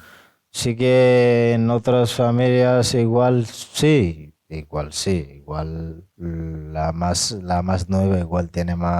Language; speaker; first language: Spanish; non-native, fluent; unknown